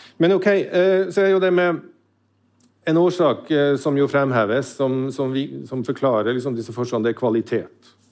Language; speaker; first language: Norwegian; native; Norwegian